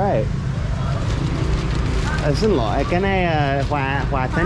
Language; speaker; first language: Vietnamese; non-native, learner; English